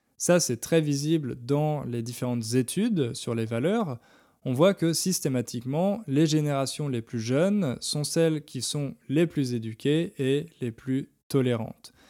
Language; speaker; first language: French; native; French